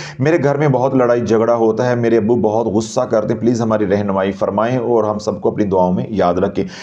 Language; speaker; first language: Urdu; non-native, local second language; Punjabi